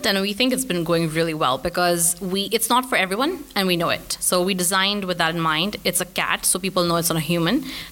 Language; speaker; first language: English; non-native, local second language; Urdu